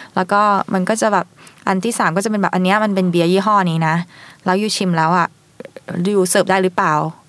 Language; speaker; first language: Thai; early bilingual, heritage; Thai